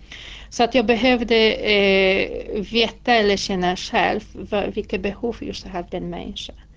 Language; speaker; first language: Swedish; non-native, fluent; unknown